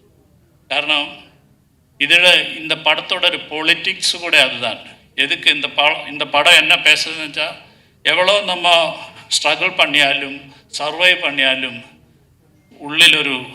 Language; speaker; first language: Tamil; non-native, learner; Malayalam